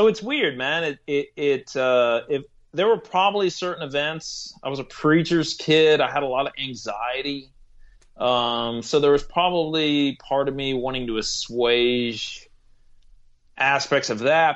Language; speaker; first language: English; native; English